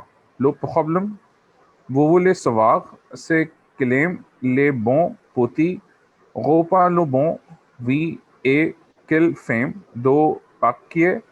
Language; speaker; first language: French; non-native, learner; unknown